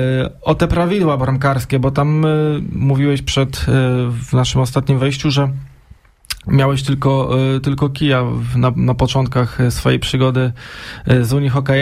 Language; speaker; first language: Polish; native; Polish